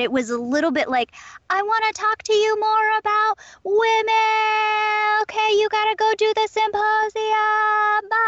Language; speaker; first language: English; native; English